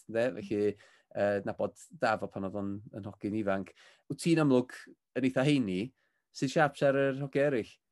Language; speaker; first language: Welsh; native; Welsh